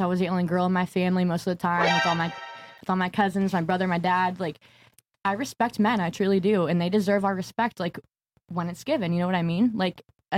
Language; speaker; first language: English; native; English